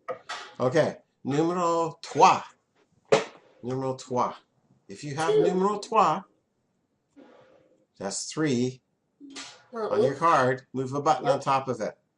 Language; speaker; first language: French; non-native, fluent; English